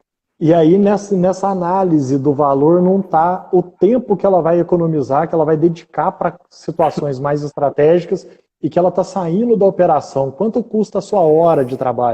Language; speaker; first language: Portuguese; native; Portuguese